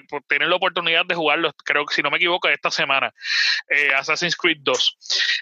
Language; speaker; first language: Spanish; native; Spanish